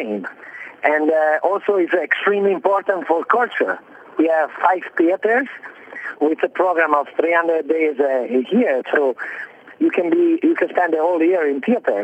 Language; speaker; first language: English; non-native, fluent; Italian